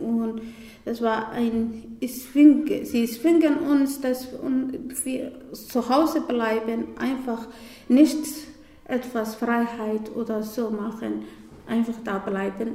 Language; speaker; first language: German; non-native, learner; Somali